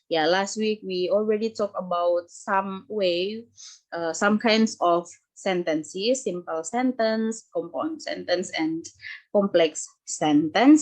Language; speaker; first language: English; non-native, fluent; Indonesian